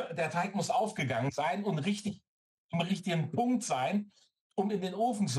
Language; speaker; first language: German; native; German